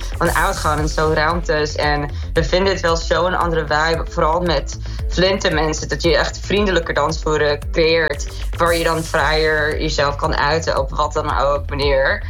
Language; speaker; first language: Dutch; non-native, fluent; English